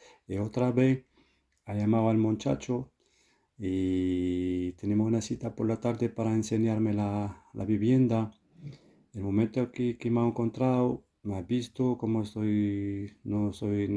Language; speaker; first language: Spanish; non-native, learner; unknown